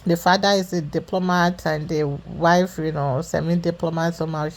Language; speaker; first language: English; non-native, local second language; Yoruba